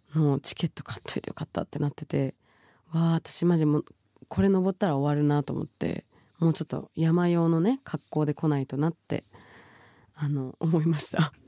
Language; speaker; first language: Japanese; early bilingual, other home language; Bangla